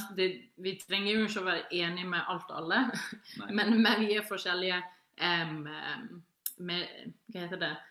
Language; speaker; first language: Norwegian; non-native, fluent; Faroese